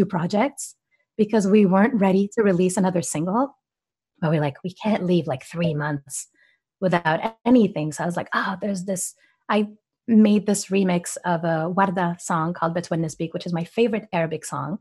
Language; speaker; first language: English; native; English